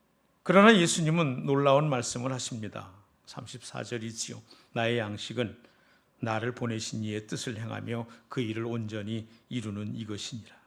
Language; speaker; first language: Korean; native; Korean